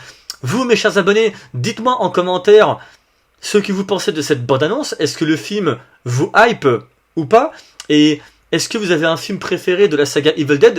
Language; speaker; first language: French; native; French